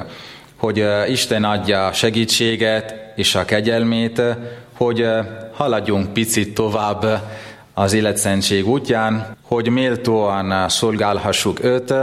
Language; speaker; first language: Hungarian; non-native, fluent; Italian